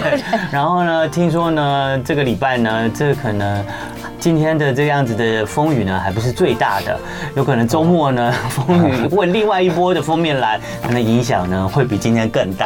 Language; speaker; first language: Chinese; native; Chinese